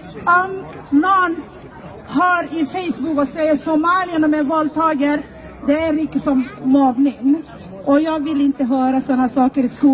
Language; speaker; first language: Swedish; non-native, learner; Somali